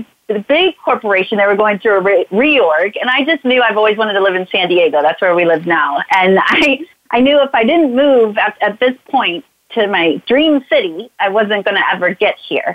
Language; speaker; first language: English; native; English